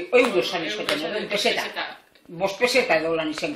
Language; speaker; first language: Basque; native; Basque